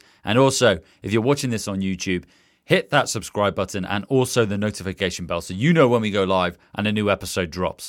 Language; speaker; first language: English; native; English